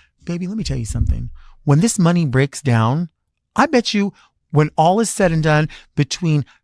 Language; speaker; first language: English; native; English